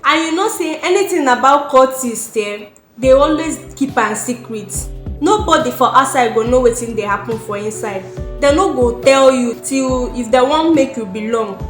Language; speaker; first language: Nigerian Pidgin; non-native, local second language; Igbo